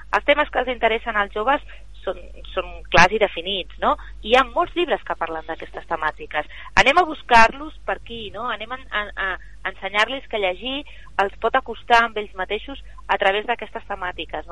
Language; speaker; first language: Catalan; native; Catalan